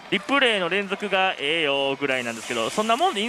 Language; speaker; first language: Japanese; native; Japanese